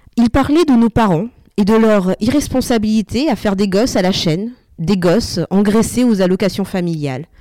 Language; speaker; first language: French; early bilingual, other home language; Malagasy